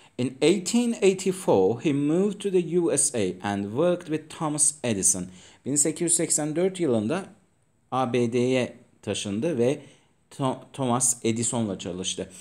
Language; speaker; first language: Turkish; native; Turkish